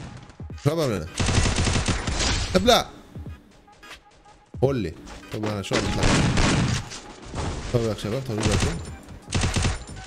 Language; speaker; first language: Arabic; native; Arabic